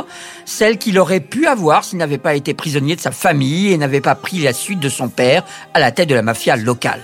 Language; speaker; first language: French; native; French